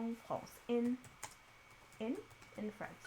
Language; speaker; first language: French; non-native, learner; English